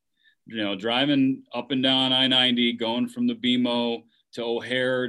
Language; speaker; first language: English; native; English